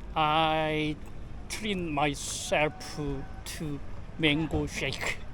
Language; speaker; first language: English; non-native, learner; Korean